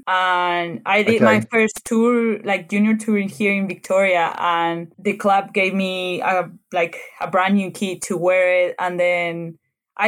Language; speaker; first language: English; non-native, fluent; Spanish